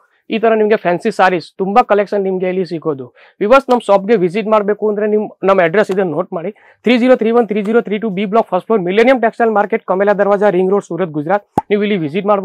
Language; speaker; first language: Kannada; non-native, fluent; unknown